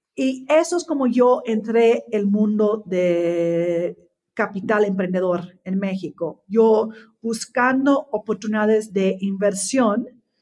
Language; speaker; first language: Spanish; non-native, fluent; English